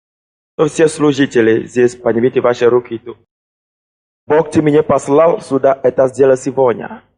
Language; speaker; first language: Russian; non-native, fluent; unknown